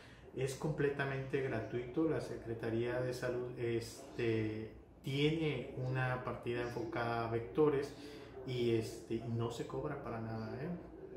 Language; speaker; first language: Spanish; native; Spanish